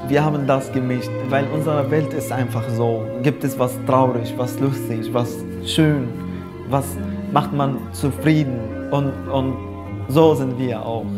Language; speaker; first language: German; non-native, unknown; Arabic